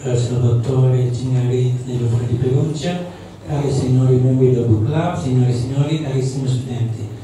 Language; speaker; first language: Italian; non-native, fluent; Indonesian